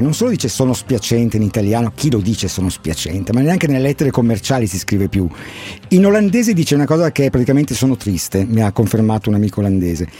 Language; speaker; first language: Italian; native; Italian